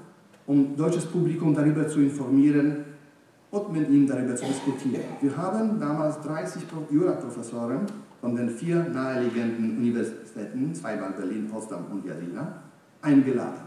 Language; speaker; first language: German; non-native, fluent; Polish